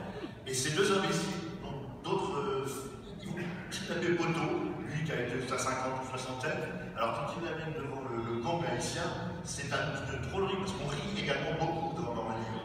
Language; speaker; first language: French; native; French